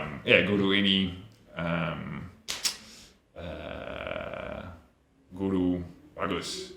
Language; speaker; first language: Indonesian; non-native, learner; English